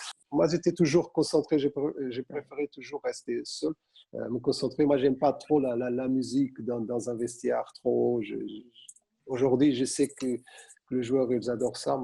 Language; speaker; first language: French; non-native, fluent; Portuguese